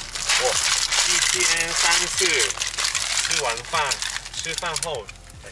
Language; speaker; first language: Chinese; non-native, local second language; Korean